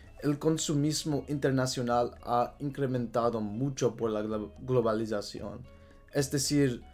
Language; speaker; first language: Spanish; non-native, learner; English